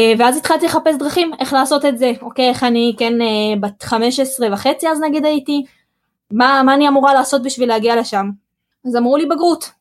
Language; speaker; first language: Hebrew; early bilingual, other home language; Russian